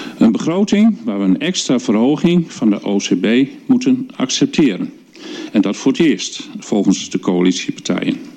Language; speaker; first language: Dutch; native; Dutch